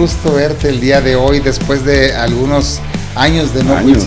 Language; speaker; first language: Spanish; native; Spanish